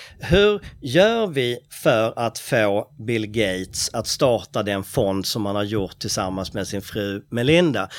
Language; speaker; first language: Swedish; native; Swedish